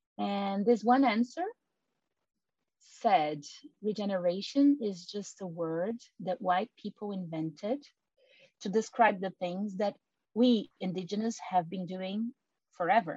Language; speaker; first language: English; non-native, fluent; Portuguese